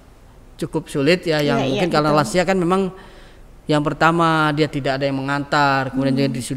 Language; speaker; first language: Indonesian; native; Indonesian